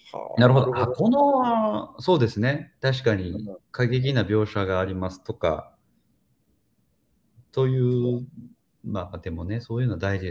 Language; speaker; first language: Japanese; native; Japanese